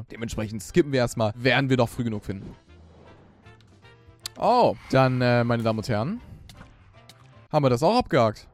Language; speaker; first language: German; native; German